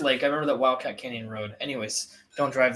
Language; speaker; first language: English; native; English